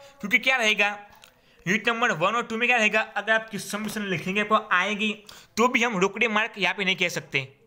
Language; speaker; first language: Hindi; non-native, local second language; Gujarati